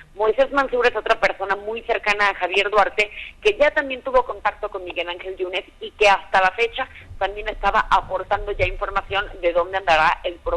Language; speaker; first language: Spanish; native; Spanish